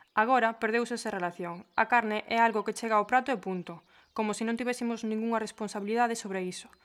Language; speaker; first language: Galician; early bilingual, heritage; Galician